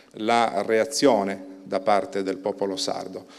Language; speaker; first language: Italian; native; Italian